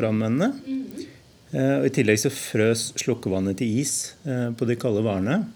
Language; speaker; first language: Norwegian; native; Norwegian